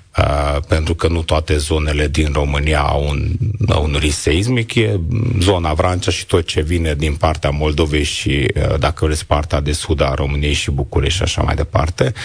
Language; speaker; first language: Romanian; non-native, local second language; Hungarian